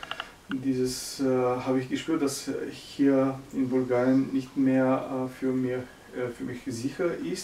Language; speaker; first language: German; non-native, learner; Bulgarian